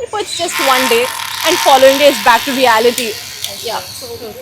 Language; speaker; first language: English; non-native, local second language; Tamil